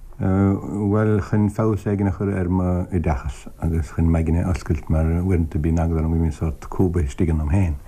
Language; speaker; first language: Irish; native; Irish